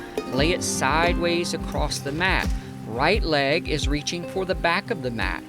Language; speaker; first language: English; native; English